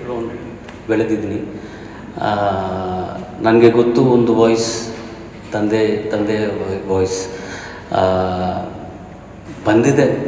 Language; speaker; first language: Kannada; non-native, learner; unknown